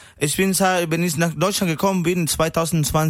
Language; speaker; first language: German; non-native, learner; Spanish